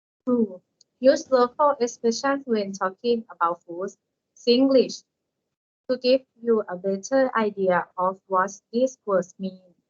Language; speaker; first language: English; non-native, learner; Thai